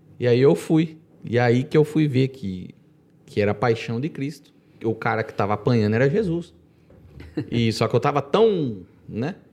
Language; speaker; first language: Portuguese; native; Portuguese